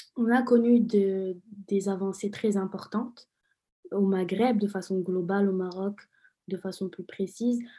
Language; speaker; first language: French; non-native, local second language; Arabic